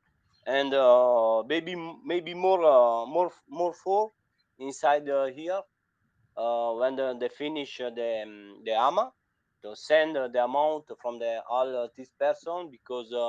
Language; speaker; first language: English; non-native, learner; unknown